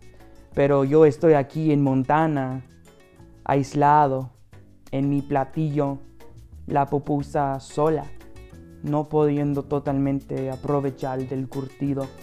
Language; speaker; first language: Spanish; non-native, fluent; English